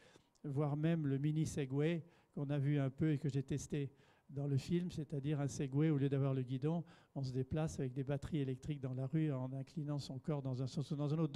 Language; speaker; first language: French; native; French